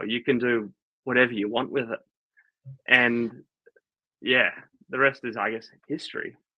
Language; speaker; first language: English; native; English